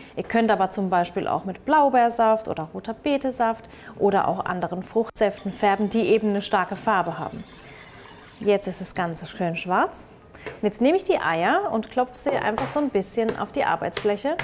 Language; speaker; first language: German; native; German